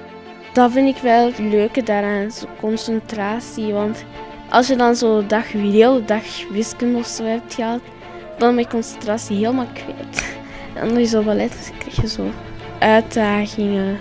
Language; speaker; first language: Dutch; early bilingual, other home language; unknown